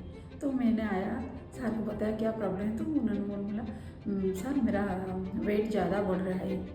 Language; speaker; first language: Hindi; non-native, local second language; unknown